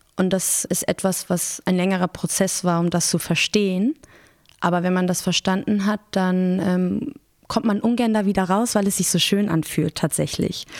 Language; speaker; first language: German; early bilingual, other home language; Persian